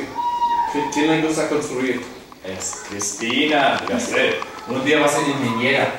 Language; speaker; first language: Spanish; non-native, fluent; English